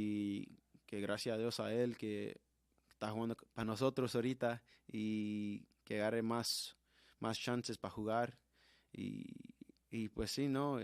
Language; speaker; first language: Spanish; early bilingual, heritage; Spanish